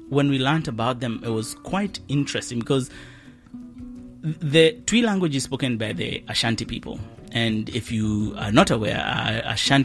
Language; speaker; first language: English; non-native, local second language; Kikuyu